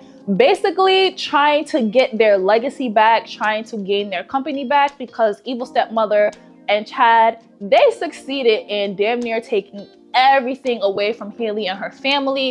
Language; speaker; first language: English; native; English